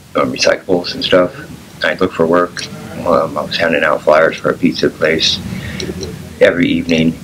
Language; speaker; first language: English; native; English